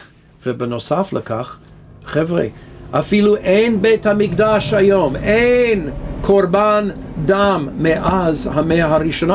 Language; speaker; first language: Hebrew; non-native, fluent; English